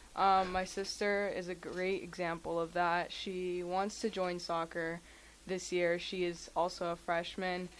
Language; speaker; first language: English; early bilingual, other home language; Spanish